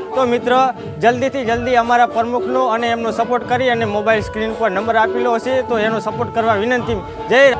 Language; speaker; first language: Gujarati; native; Gujarati